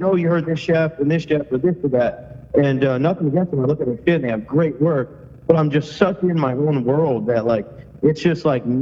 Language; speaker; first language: English; native; English